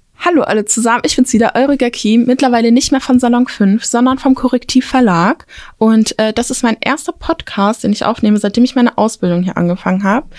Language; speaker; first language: German; early bilingual, other home language; Turkish